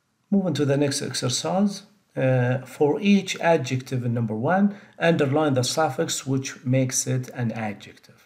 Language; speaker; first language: English; non-native, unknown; Arabic